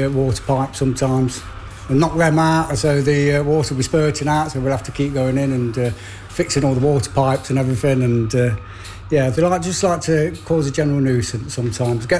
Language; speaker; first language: English; native; English